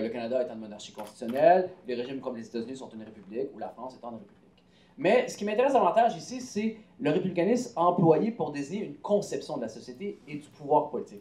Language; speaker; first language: French; native; French